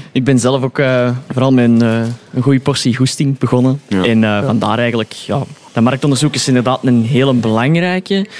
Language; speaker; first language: Dutch; native; Dutch